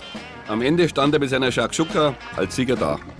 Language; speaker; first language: German; native; German